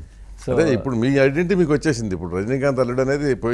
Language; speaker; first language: Telugu; native; Telugu